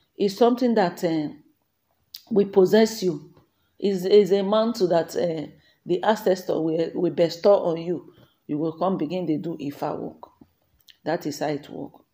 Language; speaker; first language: Nigerian Pidgin; non-native, local second language; Igbo